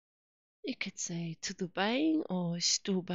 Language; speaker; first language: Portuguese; non-native, fluent; English